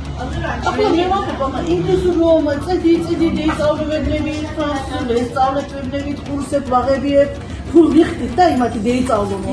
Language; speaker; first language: Georgian; early bilingual, heritage; Georgian